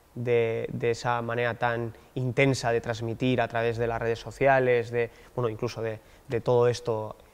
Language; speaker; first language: Spanish; native; Spanish